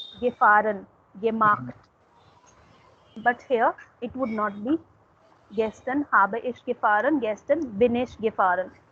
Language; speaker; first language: German; non-native, fluent; Hindi